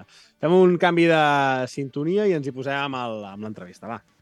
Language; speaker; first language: Catalan; native; Catalan